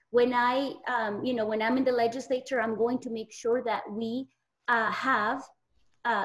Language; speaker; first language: English; native; English